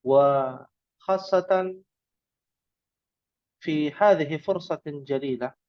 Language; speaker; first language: Arabic; non-native, fluent; Indonesian